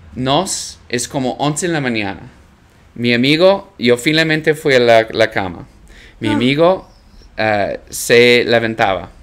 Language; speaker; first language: Spanish; non-native, learner; English